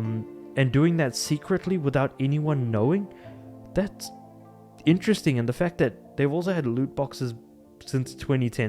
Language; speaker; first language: English; native; English